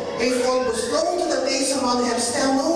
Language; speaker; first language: Dutch; non-native, local second language; Papiamento